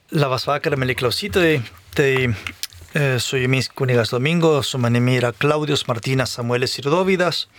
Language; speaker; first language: Lithuanian; non-native, fluent; Spanish